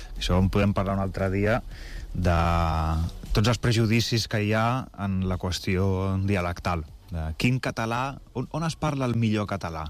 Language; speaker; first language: Catalan; native; Catalan